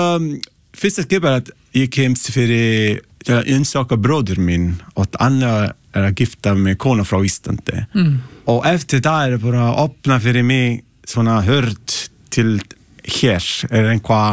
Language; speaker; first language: Icelandic; non-native, learner; Italian